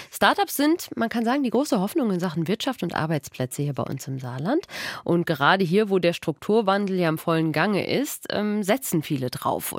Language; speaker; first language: German; native; German